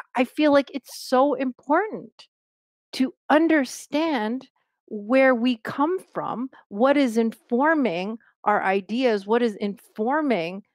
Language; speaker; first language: English; native; English